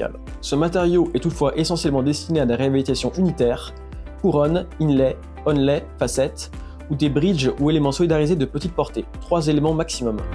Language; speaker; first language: French; native; French